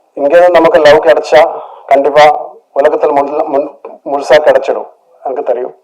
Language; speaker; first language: Tamil; non-native, learner; Malayalam